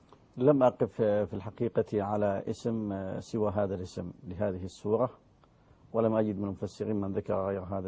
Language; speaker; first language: Arabic; native; Arabic